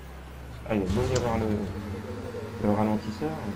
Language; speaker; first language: French; native; French